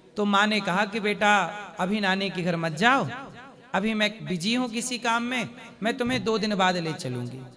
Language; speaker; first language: Hindi; native; Hindi